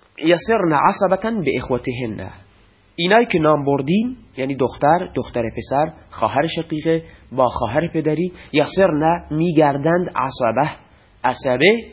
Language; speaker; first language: Persian; non-native, local second language; Baluchi